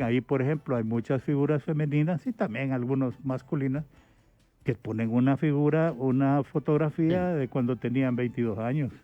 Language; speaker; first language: Spanish; native; Spanish